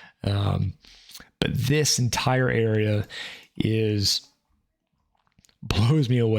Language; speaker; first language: English; native; English